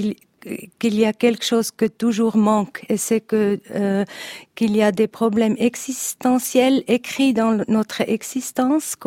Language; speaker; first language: French; non-native, learner; Italian